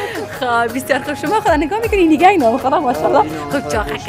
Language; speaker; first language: Persian; native; Persian